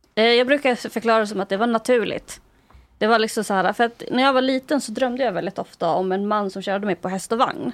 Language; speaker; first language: Swedish; early bilingual, other home language; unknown